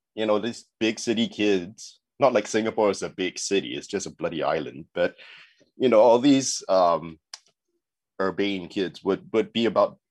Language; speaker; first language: English; native; English